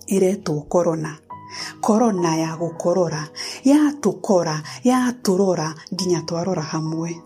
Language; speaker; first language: English; non-native, local second language; Kikuyu